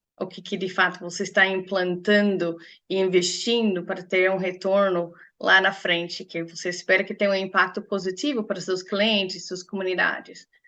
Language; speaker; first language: Portuguese; non-native, fluent; English